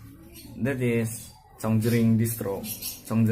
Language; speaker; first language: English; non-native, learner; Indonesian